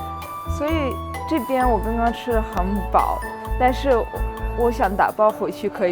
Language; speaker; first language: Chinese; non-native, fluent; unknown